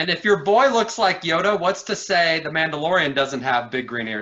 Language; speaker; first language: English; native; English